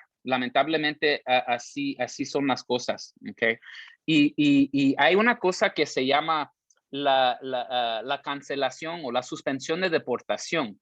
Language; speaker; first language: Spanish; early bilingual, heritage; Spanish